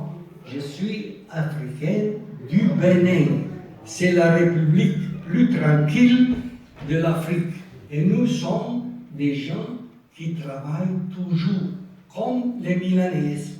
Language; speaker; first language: French; non-native, local second language; Italian